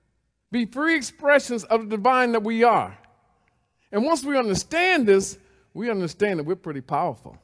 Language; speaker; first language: English; native; English